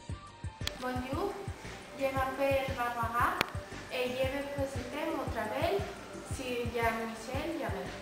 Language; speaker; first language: French; non-native, learner; Spanish